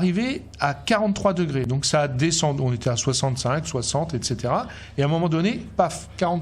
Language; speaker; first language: French; native; French